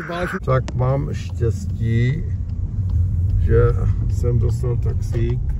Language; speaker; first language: Czech; non-native, learner; German